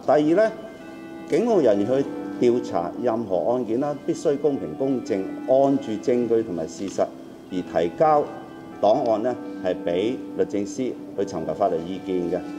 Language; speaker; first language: Cantonese; native; Cantonese